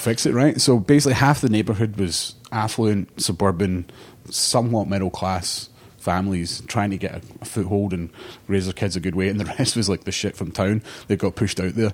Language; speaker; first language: English; native; English